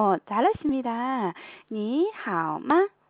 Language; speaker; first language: Korean; non-native, fluent; Chinese